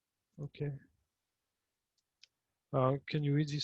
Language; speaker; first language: English; non-native, fluent; French